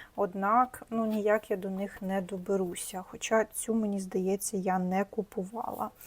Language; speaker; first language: Ukrainian; native; Ukrainian